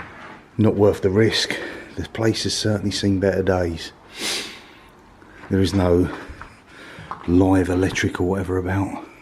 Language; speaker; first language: English; native; English